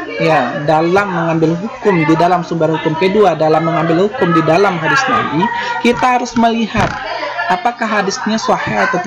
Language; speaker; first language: Indonesian; native; Indonesian